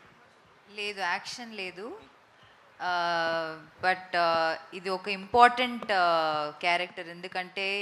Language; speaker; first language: Telugu; non-native, fluent; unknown